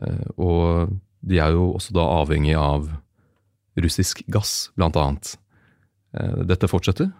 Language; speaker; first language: Norwegian; native; Norwegian